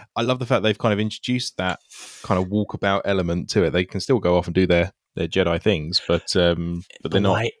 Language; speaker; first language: English; native; English